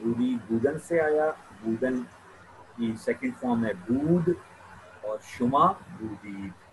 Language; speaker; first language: Persian; non-native, fluent; Urdu